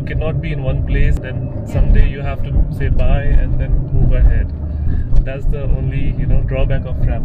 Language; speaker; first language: English; non-native, local second language; Hindi